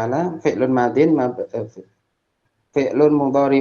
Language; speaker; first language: Arabic; non-native, learner; Indonesian